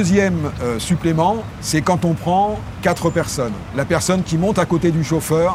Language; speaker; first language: French; native; French